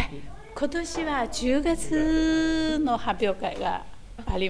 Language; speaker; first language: Japanese; non-native, fluent; Chinese